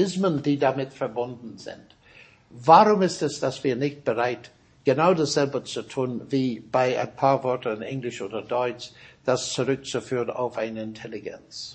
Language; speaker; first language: German; non-native, fluent; English